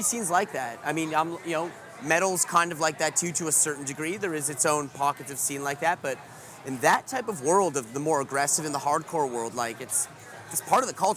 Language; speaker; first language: English; native; English